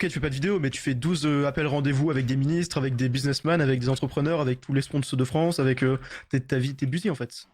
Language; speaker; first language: French; native; French